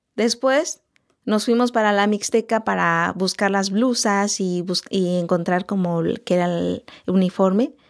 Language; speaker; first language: Spanish; non-native, local second language; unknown